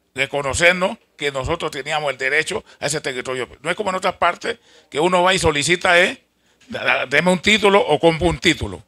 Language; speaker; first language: Spanish; native; Spanish